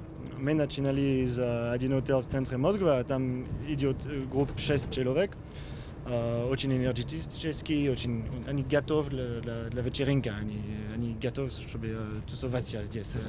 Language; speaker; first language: Russian; non-native, learner; French